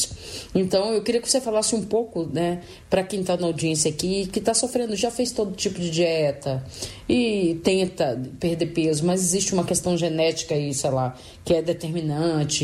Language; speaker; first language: Portuguese; native; Portuguese